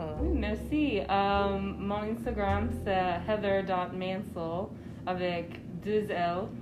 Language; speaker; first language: French; non-native, learner; English